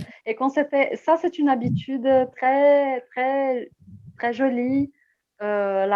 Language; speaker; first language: French; non-native, fluent; Portuguese